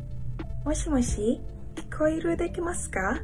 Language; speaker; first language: Japanese; non-native, learner; Malay